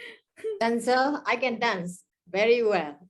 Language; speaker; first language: English; non-native, fluent; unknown